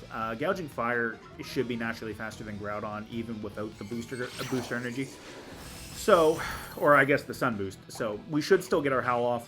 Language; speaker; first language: English; native; English